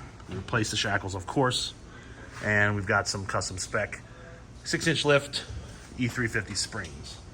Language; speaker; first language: English; native; English